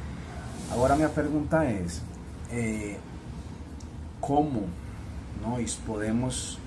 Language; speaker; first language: Portuguese; non-native, fluent; Spanish